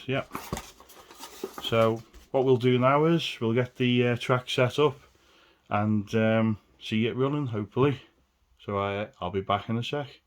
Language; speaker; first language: English; native; English